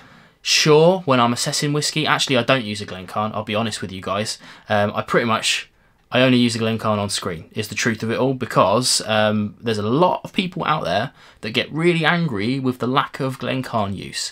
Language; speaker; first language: English; native; English